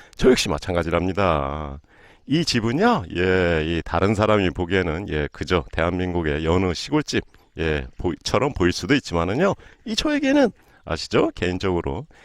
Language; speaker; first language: Korean; native; Korean